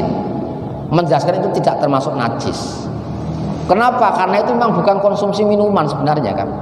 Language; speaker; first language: Indonesian; native; Indonesian